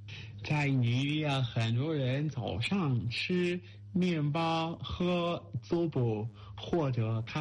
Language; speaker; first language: Chinese; non-native, learner; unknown